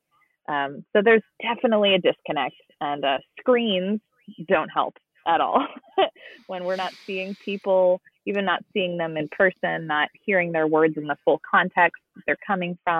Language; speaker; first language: English; native; English